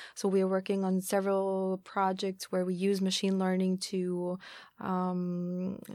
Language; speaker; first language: English; non-native, fluent; German